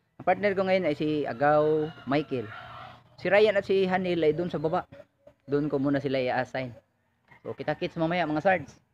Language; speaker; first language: Filipino; non-native, local second language; Cebuano